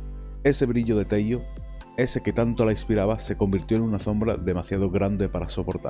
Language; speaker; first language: Spanish; native; Spanish